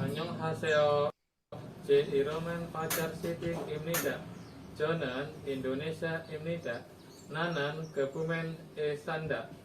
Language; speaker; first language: Korean; non-native, learner; Indonesian